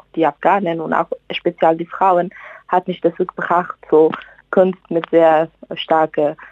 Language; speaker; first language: German; non-native, fluent; Persian